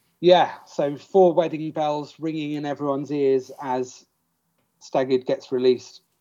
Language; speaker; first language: English; native; English